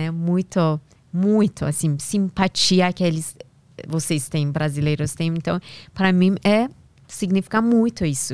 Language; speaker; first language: Portuguese; non-native, learner; Persian